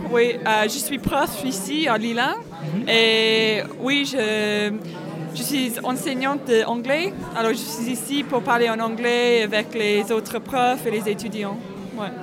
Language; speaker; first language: French; non-native, fluent; English